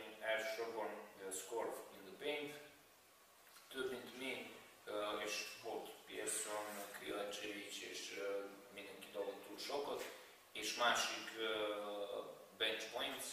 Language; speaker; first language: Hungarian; non-native, learner; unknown